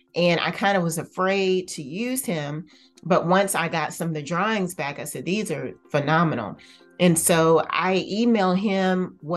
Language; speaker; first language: English; native; English